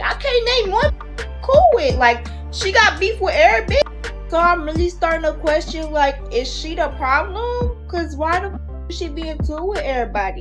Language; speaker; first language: English; native; English